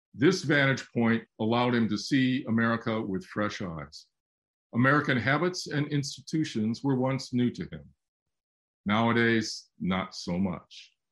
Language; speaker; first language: English; native; English